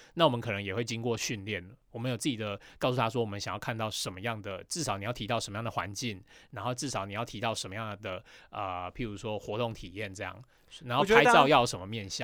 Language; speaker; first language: Chinese; native; Chinese